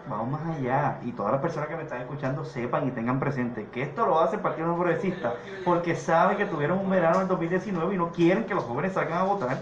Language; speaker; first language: Spanish; native; Spanish